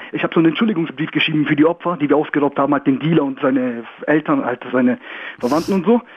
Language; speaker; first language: German; early bilingual, other home language; Greek